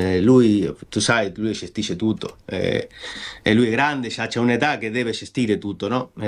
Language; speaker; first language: Italian; non-native, fluent; Spanish